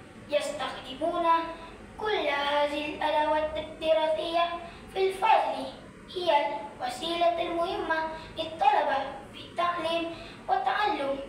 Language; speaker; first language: Arabic; non-native, learner; Malay